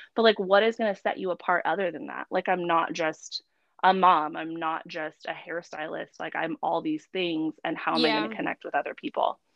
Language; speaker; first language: English; native; English